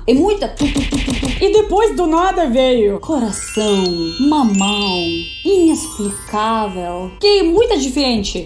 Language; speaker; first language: Portuguese; non-native, fluent; Russian